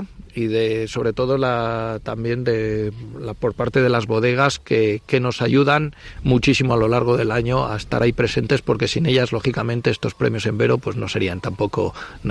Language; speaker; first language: Spanish; native; Spanish